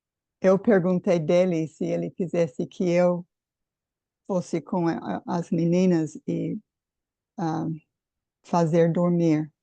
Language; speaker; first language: Portuguese; non-native, fluent; English